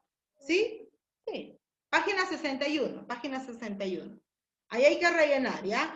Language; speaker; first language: Spanish; native; Spanish